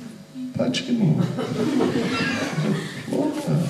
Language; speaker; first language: Russian; non-native, learner; English